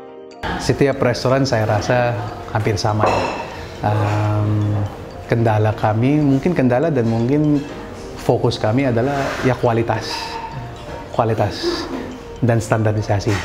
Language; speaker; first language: Indonesian; non-native, fluent; Filipino